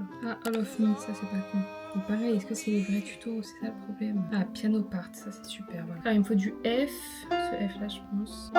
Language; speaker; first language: French; native; French